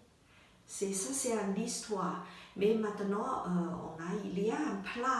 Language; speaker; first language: French; non-native, learner; Chinese